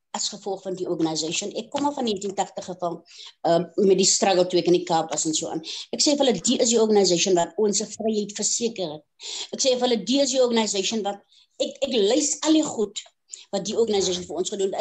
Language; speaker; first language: Afrikaans; native; Afrikaans